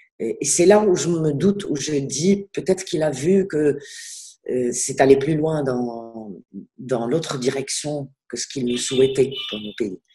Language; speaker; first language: French; non-native, local second language; Arabic